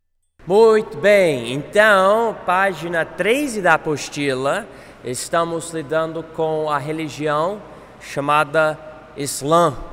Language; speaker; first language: Portuguese; non-native, fluent; English